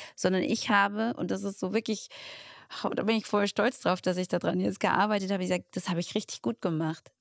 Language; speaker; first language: German; early bilingual, other home language; Tigrinya